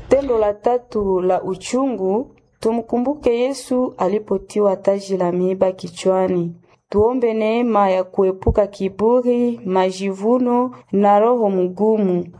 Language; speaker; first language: Swahili; native; Swahili